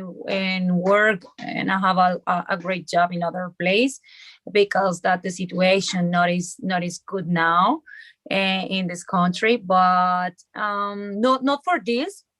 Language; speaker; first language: English; non-native, learner; Spanish